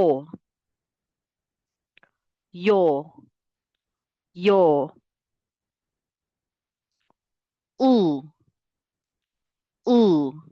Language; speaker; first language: Korean; non-native, learner; Filipino